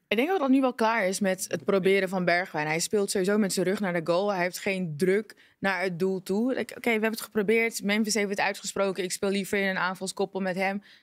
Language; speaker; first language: Dutch; native; Dutch